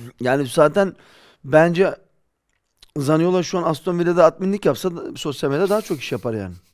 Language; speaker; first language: Turkish; early bilingual, heritage; Turkish